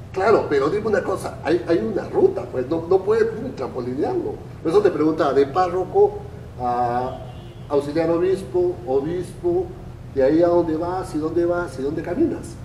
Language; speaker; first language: Spanish; native; Spanish